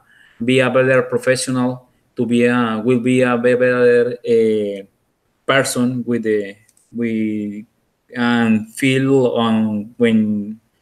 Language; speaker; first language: English; non-native, learner; Spanish